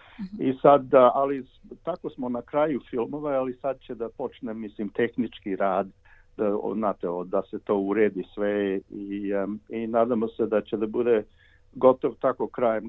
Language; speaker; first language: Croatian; early bilingual, heritage; Croatian